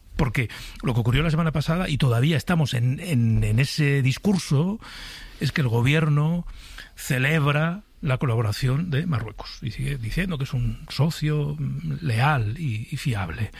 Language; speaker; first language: Spanish; native; Spanish